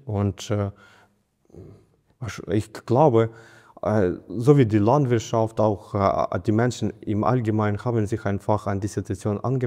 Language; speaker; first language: German; non-native, fluent; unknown